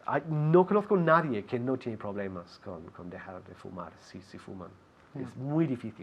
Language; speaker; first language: Spanish; non-native, fluent; English